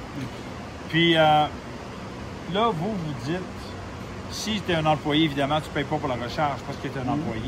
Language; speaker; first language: French; native; French